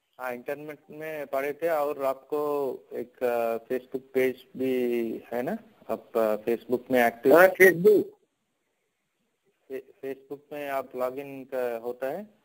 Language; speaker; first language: Hindi; non-native, local second language; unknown